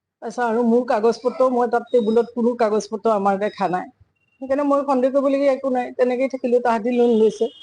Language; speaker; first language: Assamese; native; Assamese